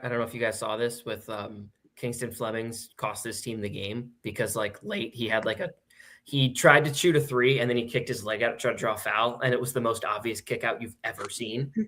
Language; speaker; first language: English; native; English